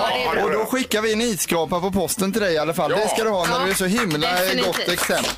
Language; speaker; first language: Swedish; native; Swedish